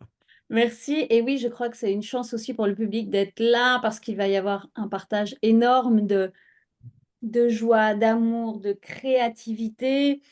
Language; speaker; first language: French; native; French